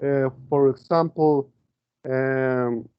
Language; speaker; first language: English; non-native, learner; Spanish